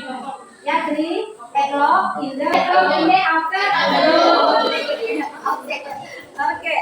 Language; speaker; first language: English; non-native, learner; Indonesian